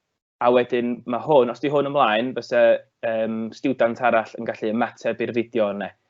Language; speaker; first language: Welsh; native; Welsh